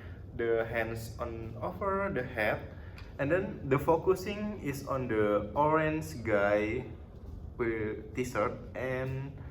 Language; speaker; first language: English; non-native, learner; Indonesian